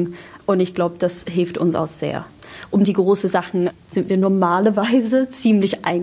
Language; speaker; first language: German; non-native, fluent; English